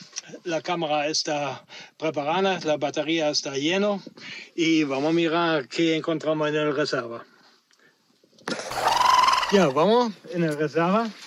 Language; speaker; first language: Spanish; non-native, learner; German